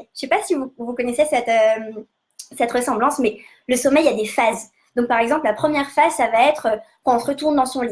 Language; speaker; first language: French; native; French